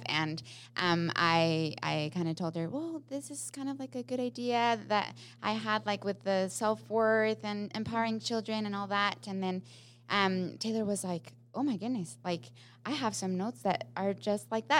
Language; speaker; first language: English; non-native, fluent; Spanish